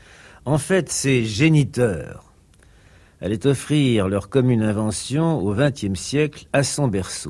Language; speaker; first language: French; native; French